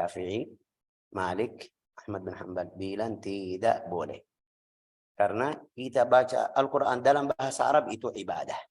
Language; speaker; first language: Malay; non-native, fluent; Arabic